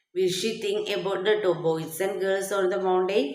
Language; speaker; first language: English; non-native, local second language; Malayalam